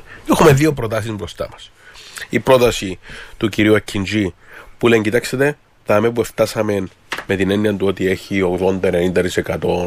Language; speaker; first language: Greek; native; Greek